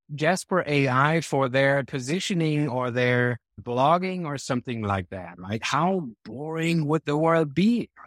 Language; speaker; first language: English; non-native, fluent; German